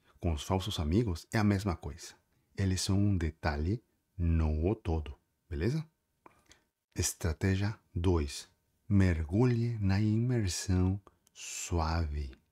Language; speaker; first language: Portuguese; non-native, fluent; Spanish